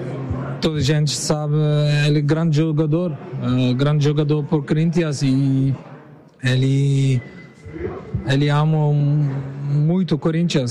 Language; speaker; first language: Portuguese; non-native, learner; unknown